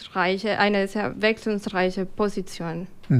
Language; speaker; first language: German; non-native, fluent; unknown